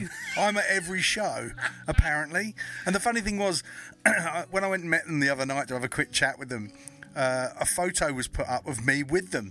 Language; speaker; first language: English; native; English